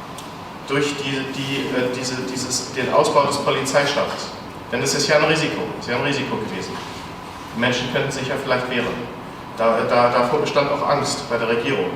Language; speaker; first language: German; native; German